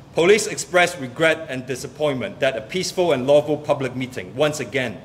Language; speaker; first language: English; non-native, local second language; Cantonese